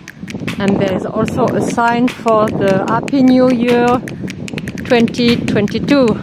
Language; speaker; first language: English; non-native, fluent; French